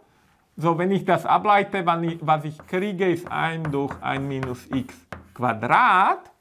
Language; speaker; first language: German; non-native, fluent; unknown